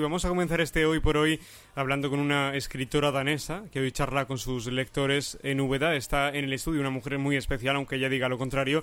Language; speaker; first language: Spanish; native; Spanish